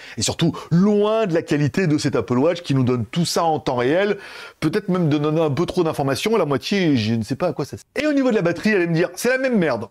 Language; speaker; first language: French; native; French